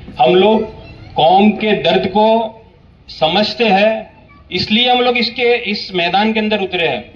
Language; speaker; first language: Hindi; non-native, local second language; Gujarati